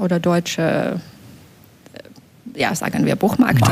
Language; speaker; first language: German; non-native, fluent; Belarusian